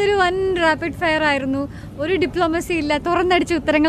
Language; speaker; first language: Malayalam; native; Malayalam